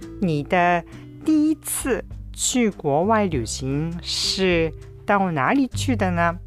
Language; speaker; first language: Chinese; non-native, fluent; Japanese